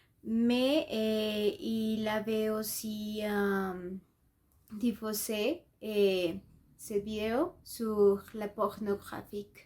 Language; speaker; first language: French; non-native, learner; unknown